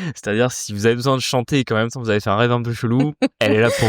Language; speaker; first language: French; native; French